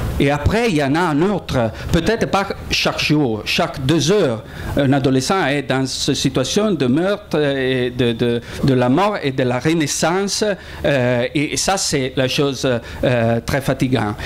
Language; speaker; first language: French; non-native, fluent; Italian